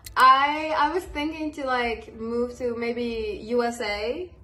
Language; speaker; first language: English; non-native, fluent; Persian